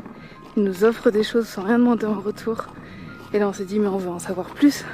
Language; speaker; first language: French; native; French